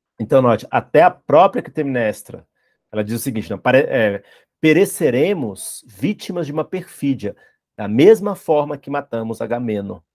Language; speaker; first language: Portuguese; native; Portuguese